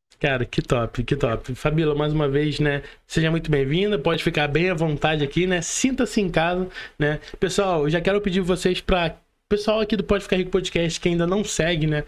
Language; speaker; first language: Portuguese; native; Portuguese